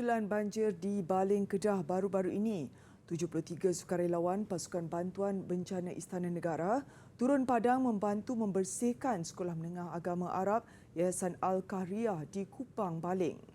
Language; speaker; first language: Malay; native; Malay